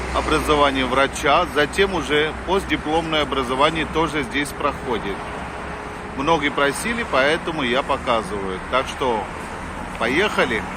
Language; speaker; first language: Russian; non-native, fluent; Hindi